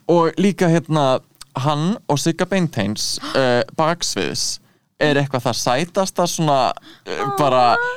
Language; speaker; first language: Icelandic; native; Icelandic